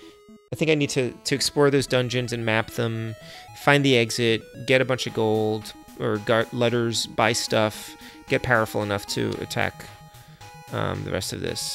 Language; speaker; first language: English; native; English